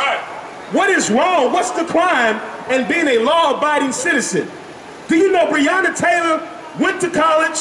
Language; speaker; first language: English; native; English